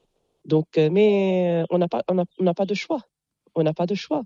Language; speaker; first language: French; non-native, local second language; Arabic